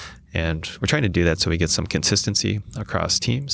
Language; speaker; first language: English; native; English